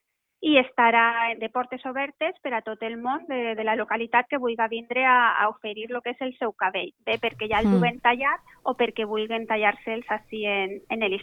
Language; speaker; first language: Catalan; native; Catalan